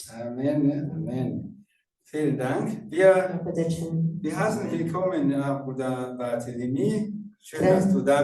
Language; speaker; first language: German; non-native, fluent; Rundi